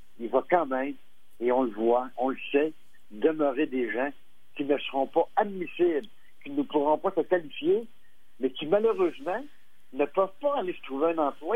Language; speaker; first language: French; native; French